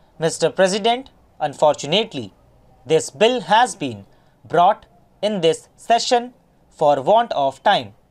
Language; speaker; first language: English; non-native, local second language; Hindi